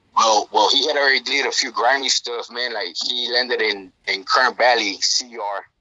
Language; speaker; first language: English; native; English